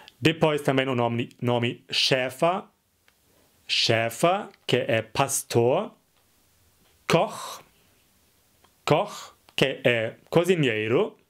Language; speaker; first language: Portuguese; non-native, fluent; German